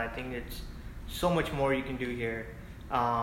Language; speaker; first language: English; non-native, local second language; Hindi